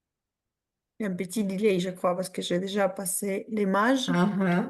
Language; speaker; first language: French; non-native, fluent; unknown